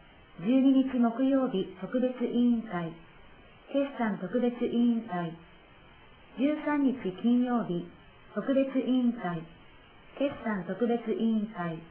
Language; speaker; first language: Japanese; native; Japanese